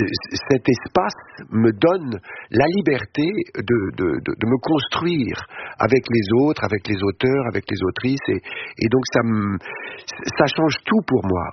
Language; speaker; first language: French; native; French